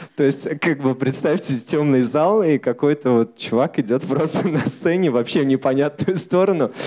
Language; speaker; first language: Russian; native; Russian